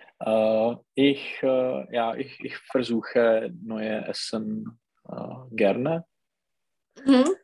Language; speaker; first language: German; non-native, learner; Czech